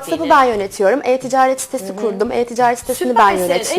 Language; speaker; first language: Turkish; native; Turkish